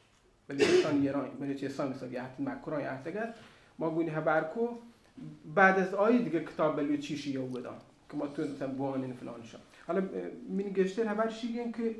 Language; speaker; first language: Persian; non-native, local second language; Baluchi